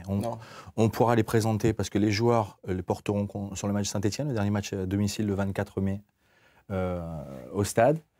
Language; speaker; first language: French; native; French